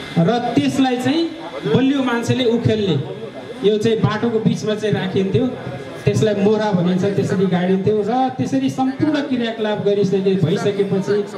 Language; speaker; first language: Nepali; non-native, local second language; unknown